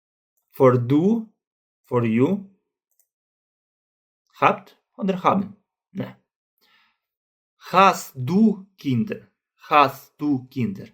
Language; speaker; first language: German; non-native, fluent; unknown